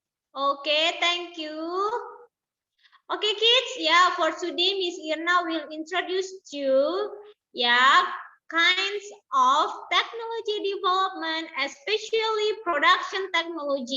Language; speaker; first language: English; non-native, learner; Indonesian